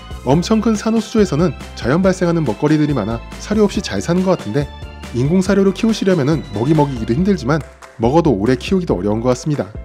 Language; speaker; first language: Korean; native; Korean